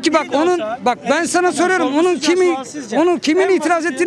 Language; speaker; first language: Turkish; native; Turkish